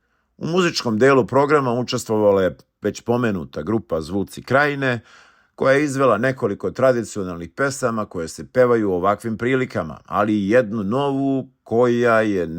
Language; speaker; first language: Bosnian; native; Bosnian